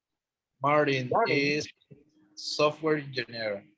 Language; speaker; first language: English; non-native, learner; Spanish